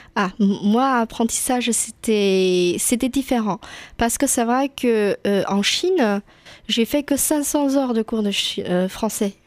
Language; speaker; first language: French; non-native, fluent; Chinese